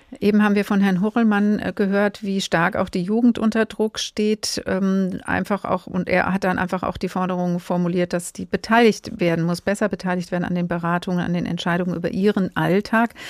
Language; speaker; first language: German; native; German